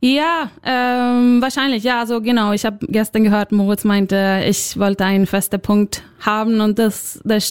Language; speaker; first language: German; non-native, fluent; Swedish